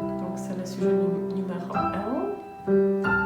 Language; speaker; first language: French; non-native, fluent; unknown